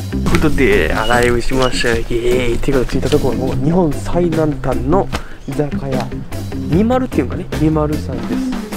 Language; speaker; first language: Japanese; native; Japanese